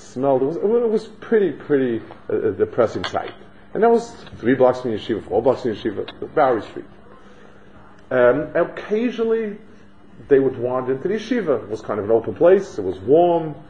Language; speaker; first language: English; native; English